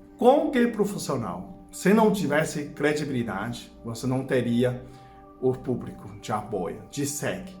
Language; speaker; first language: Portuguese; non-native, fluent; Chinese